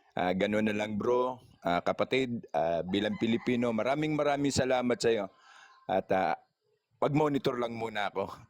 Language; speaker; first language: Filipino; non-native, local second language; Cebuano